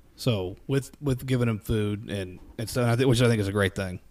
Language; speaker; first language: English; native; English